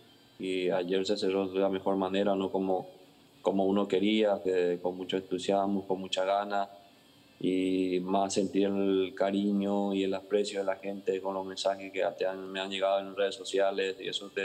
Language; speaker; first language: Spanish; native; Spanish